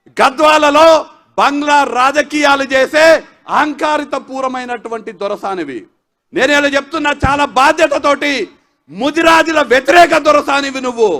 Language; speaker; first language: Telugu; native; Telugu